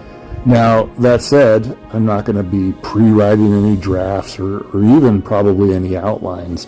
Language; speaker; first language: English; native; English